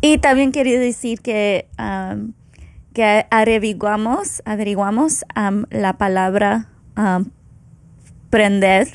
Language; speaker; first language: Spanish; early bilingual, heritage; Spanish